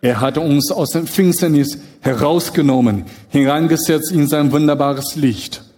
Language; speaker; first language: German; non-native, fluent; Chinese